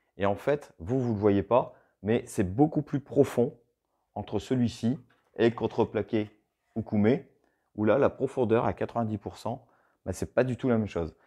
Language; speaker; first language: French; native; French